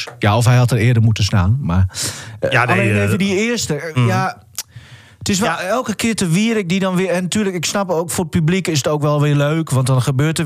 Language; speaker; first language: Dutch; native; Dutch